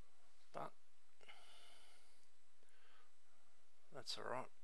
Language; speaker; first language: English; native; English